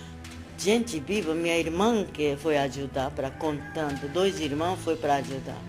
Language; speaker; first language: Portuguese; non-native, learner; Japanese